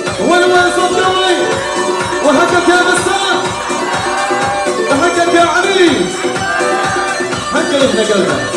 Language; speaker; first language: Arabic; native; Arabic